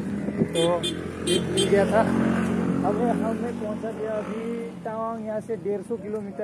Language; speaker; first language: Hindi; non-native, local second language; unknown